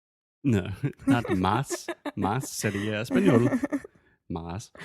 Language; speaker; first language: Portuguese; non-native, fluent; English